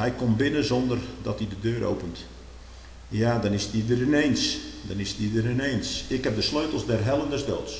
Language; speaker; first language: Dutch; native; Dutch